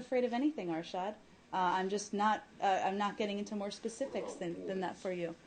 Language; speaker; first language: English; native; English